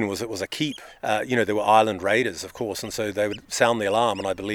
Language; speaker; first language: English; native; English